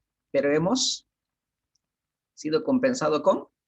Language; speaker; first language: Spanish; native; Spanish